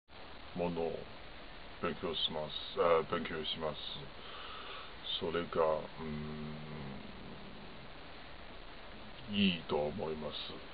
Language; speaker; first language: Japanese; non-native, learner; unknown